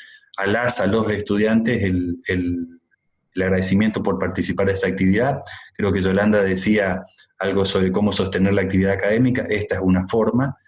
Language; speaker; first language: Spanish; native; Spanish